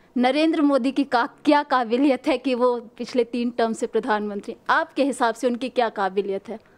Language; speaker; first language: Hindi; native; Hindi